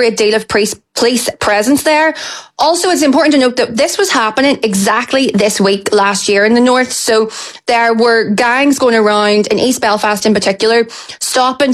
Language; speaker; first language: English; native; English